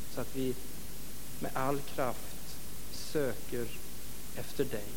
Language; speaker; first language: Swedish; native; Swedish